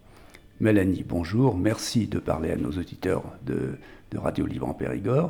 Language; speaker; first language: French; native; French